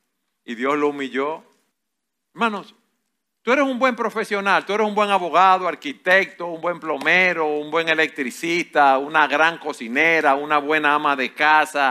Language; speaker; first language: Spanish; native; Spanish